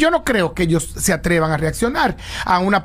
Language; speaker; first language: Spanish; native; Spanish